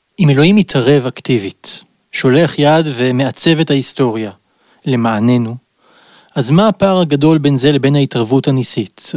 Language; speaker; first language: Hebrew; native; Hebrew